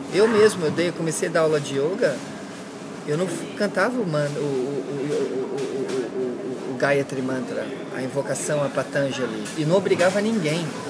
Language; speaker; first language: Portuguese; early bilingual, heritage; Portuguese